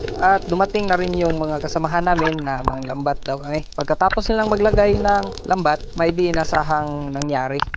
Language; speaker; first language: Filipino; non-native, local second language; Cebuano